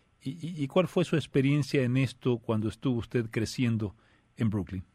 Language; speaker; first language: Spanish; native; Spanish